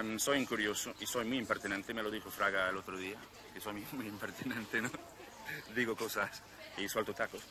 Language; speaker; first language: Spanish; non-native, fluent; English